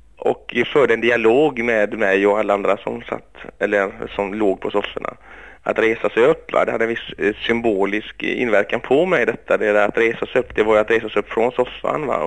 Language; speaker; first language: Swedish; early bilingual, other home language; Greek